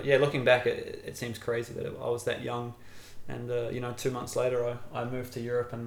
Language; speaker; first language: English; native; English